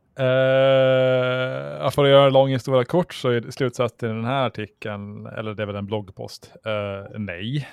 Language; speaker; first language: Swedish; native; Swedish